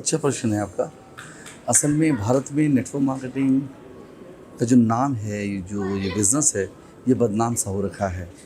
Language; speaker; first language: Hindi; native; Hindi